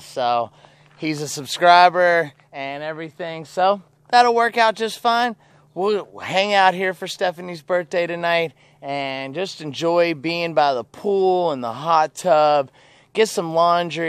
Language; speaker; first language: English; native; English